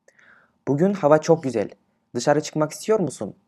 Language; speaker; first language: Turkish; non-native, fluent; Kyrgyz